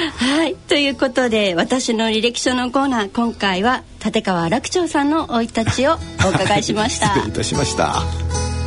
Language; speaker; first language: Japanese; native; Japanese